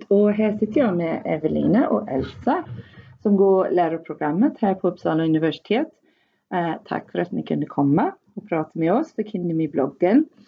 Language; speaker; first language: Swedish; non-native, fluent; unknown